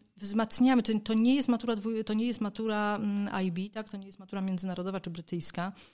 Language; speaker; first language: Polish; native; Polish